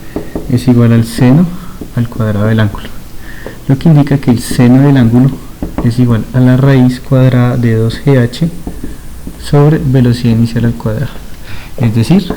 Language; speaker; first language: Spanish; native; Spanish